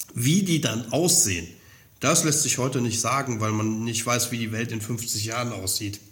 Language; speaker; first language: German; native; German